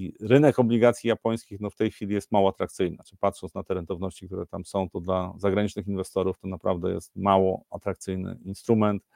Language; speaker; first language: Polish; native; Polish